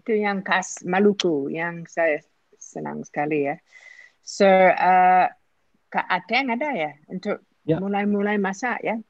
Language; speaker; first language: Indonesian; non-native, fluent; English